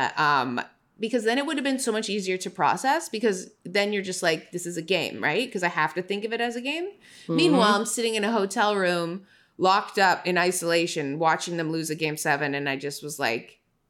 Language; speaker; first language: English; native; English